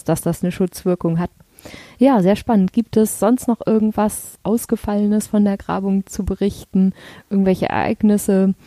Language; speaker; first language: German; native; German